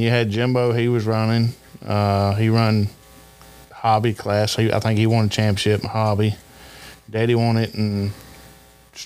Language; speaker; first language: English; native; English